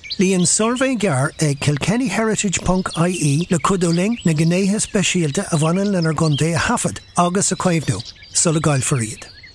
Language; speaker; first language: Irish; non-native, local second language; English